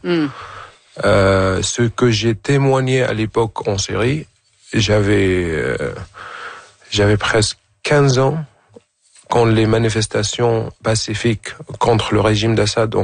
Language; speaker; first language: French; non-native, fluent; Arabic